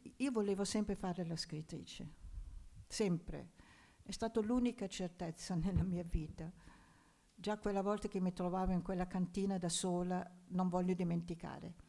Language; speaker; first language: Italian; non-native, fluent; German